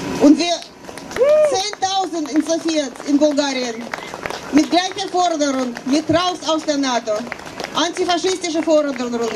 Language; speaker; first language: German; non-native, fluent; Russian